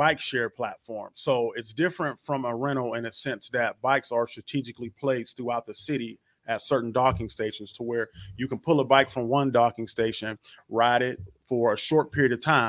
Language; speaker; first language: English; native; English